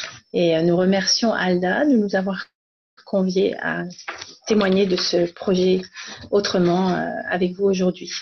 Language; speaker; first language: French; native; French